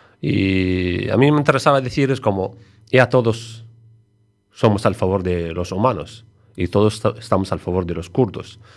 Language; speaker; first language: Spanish; non-native, fluent; Arabic